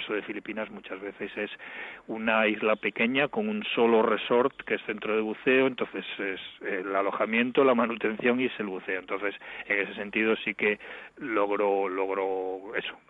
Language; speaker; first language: Spanish; native; Spanish